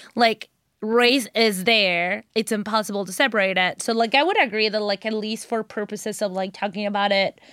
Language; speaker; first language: English; non-native, fluent; Spanish